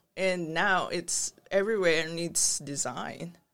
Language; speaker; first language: English; non-native, local second language; Filipino